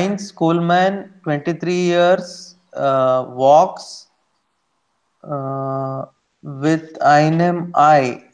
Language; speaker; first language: German; non-native, learner; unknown